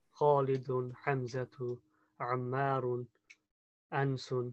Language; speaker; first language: Arabic; non-native, learner; English